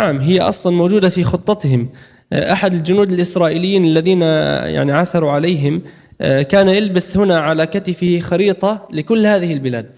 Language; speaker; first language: Arabic; native; Arabic